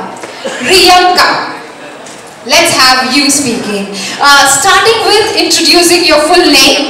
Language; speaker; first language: Hindi; native; Hindi